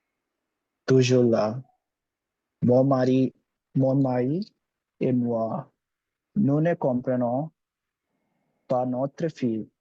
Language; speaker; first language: French; non-native, learner; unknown